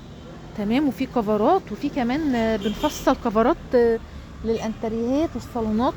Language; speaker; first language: Arabic; native; Arabic